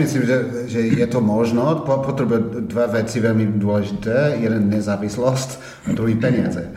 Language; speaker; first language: Slovak; non-native, fluent; English